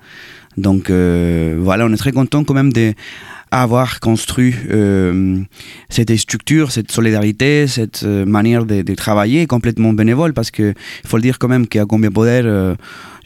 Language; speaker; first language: French; non-native, fluent; Spanish